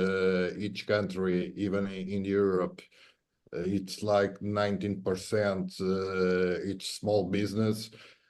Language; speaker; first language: English; non-native, fluent; Portuguese